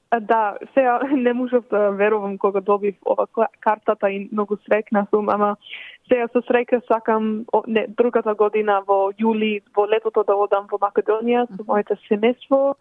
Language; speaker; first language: Macedonian; early bilingual, heritage; Macedonian